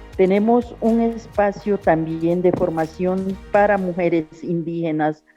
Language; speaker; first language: Spanish; native; Spanish